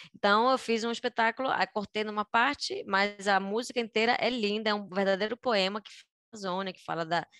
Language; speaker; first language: Portuguese; native; Portuguese